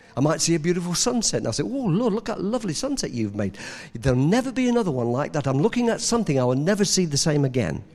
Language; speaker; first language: English; native; English